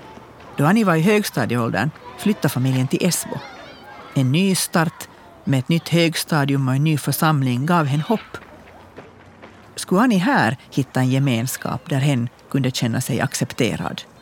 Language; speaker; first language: Swedish; native; Swedish